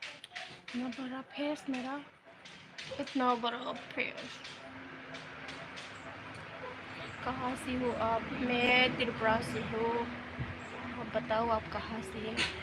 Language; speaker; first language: Hindi; non-native, local second language; Kok Borok